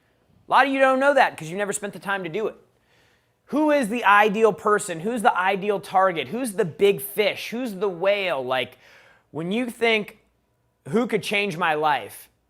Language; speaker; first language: English; native; English